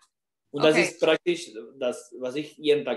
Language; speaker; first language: German; non-native, fluent; Spanish